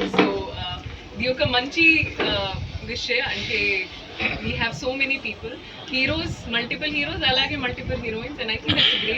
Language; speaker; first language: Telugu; non-native, learner; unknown